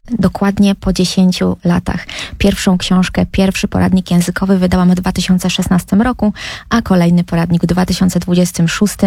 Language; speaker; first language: Polish; native; Polish